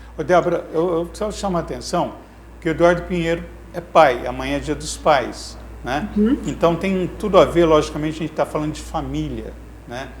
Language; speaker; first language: Portuguese; native; Portuguese